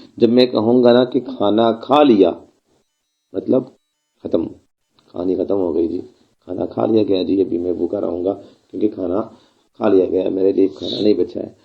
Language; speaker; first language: Urdu; non-native, local second language; Baluchi